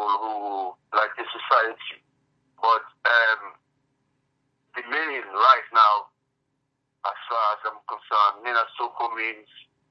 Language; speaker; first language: English; non-native, local second language; Krio